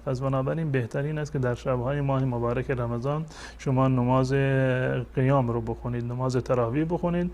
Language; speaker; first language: Persian; native; Persian